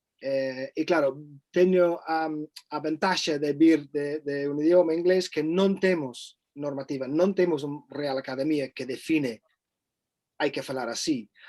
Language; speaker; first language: Galician; non-native, fluent; English